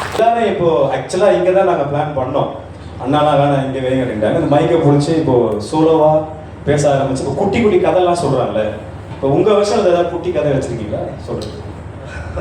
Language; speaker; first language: Tamil; native; Tamil